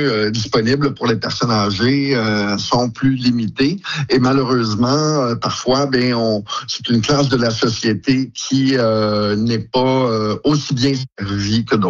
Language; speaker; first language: French; native; French